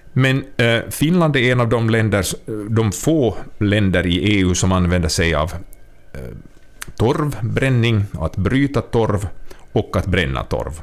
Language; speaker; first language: Swedish; native; Swedish